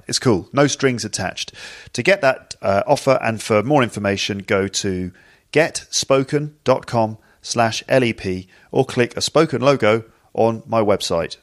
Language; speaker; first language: English; native; English